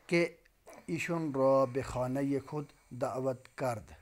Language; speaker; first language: Persian; non-native, local second language; Urdu